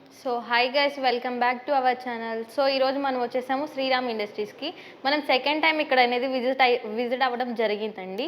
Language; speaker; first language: Telugu; native; Telugu